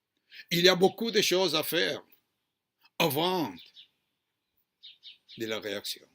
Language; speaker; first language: French; non-native, fluent; Hebrew